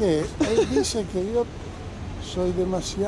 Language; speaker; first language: Spanish; non-native, fluent; Italian